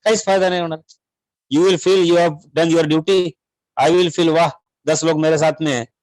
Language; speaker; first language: Hindi; non-native, local second language; Marathi